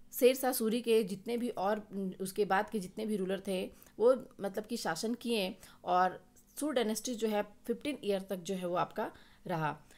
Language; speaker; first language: Hindi; native; Hindi